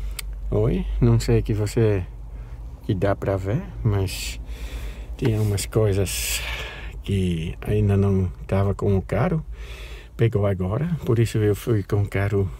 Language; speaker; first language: Portuguese; non-native, fluent; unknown